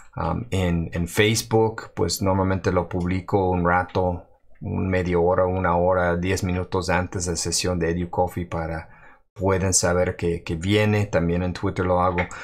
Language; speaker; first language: Spanish; non-native, fluent; English